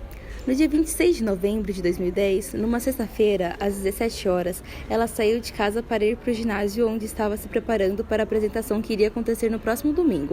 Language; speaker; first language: Portuguese; native; Portuguese